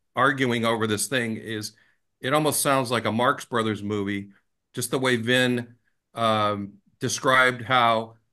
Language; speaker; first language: English; native; English